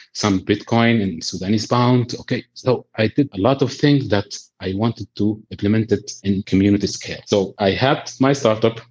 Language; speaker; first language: English; non-native, fluent; Arabic